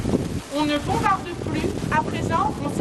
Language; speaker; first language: French; native; French